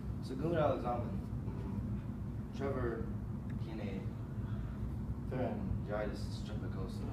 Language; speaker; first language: Spanish; non-native, learner; English